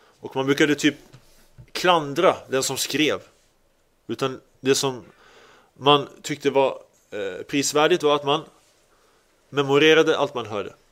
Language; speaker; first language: Swedish; early bilingual, other home language; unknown